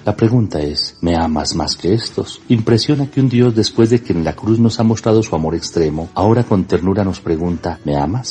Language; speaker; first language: Spanish; native; Spanish